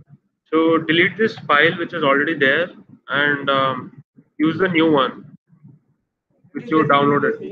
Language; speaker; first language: English; non-native, local second language; Hindi